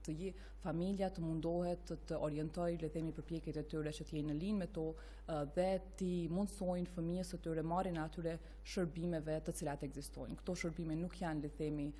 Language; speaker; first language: Albanian; native; Albanian